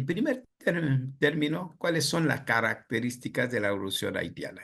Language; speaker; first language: Spanish; non-native, fluent; Haitian Creole